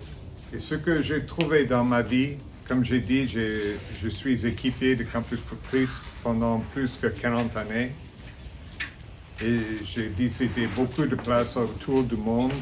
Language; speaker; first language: French; non-native, fluent; English